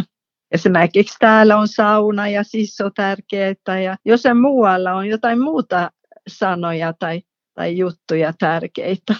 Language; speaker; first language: Finnish; non-native, fluent; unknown